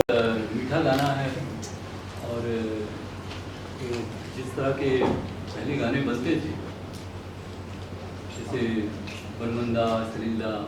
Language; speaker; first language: Hindi; native; Hindi